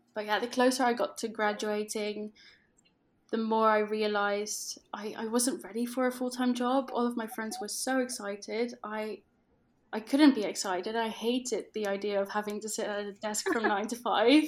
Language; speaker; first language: English; non-native, fluent; Dutch